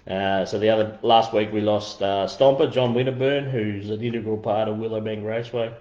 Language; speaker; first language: English; native; English